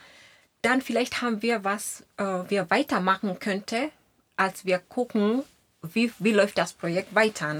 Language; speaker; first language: German; non-native, fluent; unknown